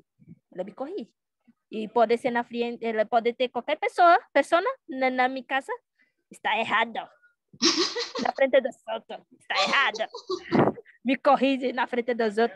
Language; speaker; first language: Spanish; non-native, learner; Portuguese